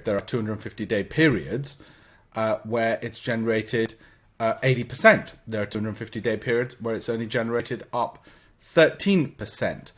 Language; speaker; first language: English; native; English